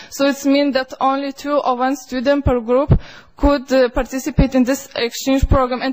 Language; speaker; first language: English; non-native, fluent; Lithuanian